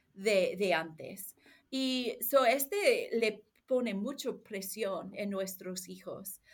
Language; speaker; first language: Spanish; non-native, learner; English